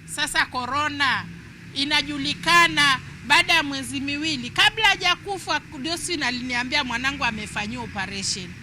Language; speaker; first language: Swahili; non-native, local second language; Luo (Kenya and Tanzania)